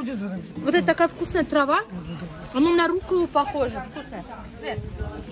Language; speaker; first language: Russian; native; Russian